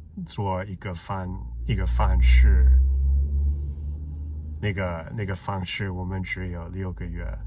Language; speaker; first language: Chinese; non-native, fluent; English